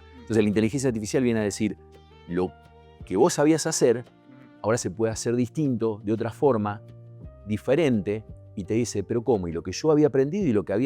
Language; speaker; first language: Spanish; native; Spanish